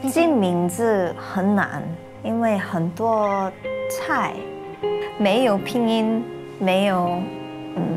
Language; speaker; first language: Chinese; non-native, fluent; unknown